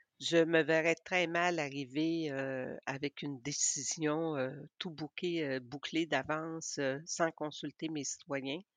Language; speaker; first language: French; native; French